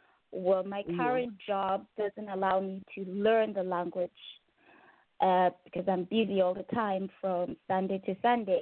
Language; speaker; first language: English; non-native, local second language; Shona